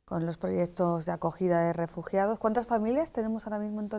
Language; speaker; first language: Spanish; native; Spanish